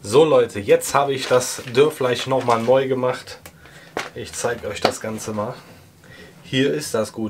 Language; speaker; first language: German; native; German